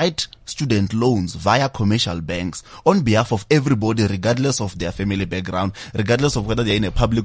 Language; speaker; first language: English; non-native, local second language; Venda